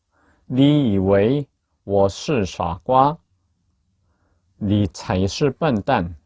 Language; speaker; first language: Chinese; non-native, fluent; Korean